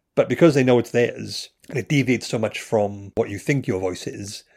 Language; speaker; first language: English; native; English